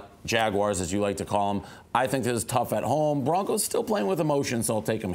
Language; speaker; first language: English; native; English